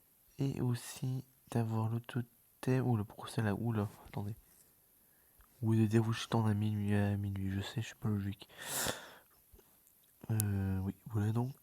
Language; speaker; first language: French; native; French